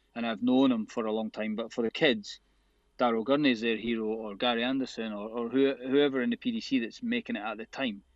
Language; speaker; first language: English; native; English